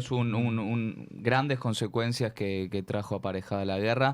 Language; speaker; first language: Spanish; native; Spanish